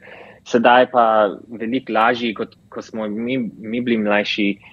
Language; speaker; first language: Slovenian; early bilingual, heritage; English